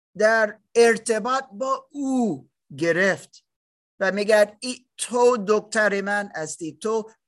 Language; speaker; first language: Persian; non-native, learner; German